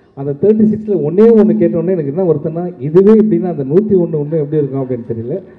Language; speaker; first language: Tamil; native; Tamil